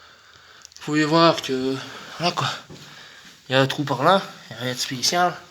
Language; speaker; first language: French; native; French